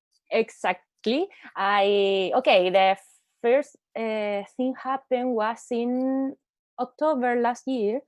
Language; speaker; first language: English; non-native, learner; Spanish